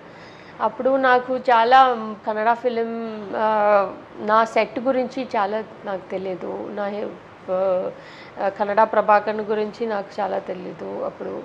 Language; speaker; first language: Telugu; non-native, local second language; Tamil